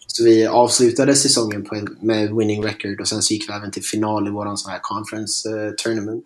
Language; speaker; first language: Swedish; native; Swedish